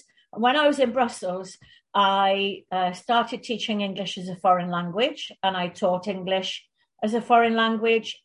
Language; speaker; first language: English; native; English